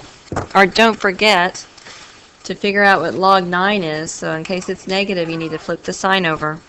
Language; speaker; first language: English; native; English